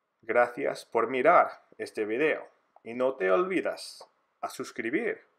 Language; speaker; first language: Spanish; non-native, fluent; English